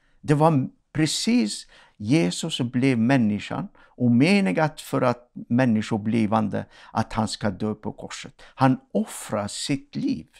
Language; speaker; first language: Swedish; non-native, fluent; Arabic